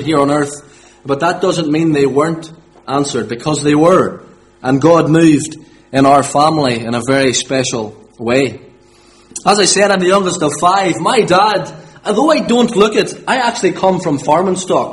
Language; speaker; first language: English; native; English